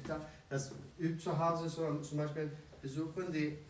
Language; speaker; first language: German; non-native, fluent; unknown